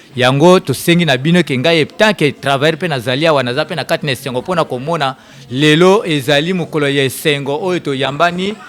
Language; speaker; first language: Lingala; native; Lingala